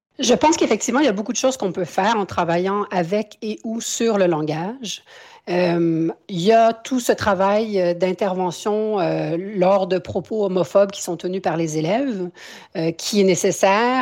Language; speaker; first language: French; native; French